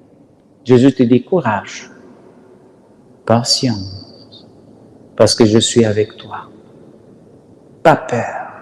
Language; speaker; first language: French; non-native, learner; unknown